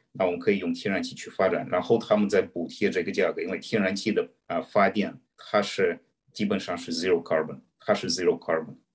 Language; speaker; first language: Chinese; non-native, fluent; Russian